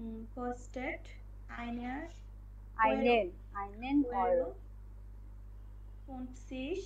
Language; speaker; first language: German; non-native, learner; Bangla